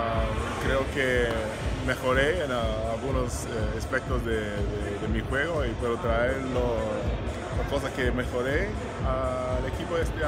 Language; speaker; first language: Spanish; non-native, fluent; English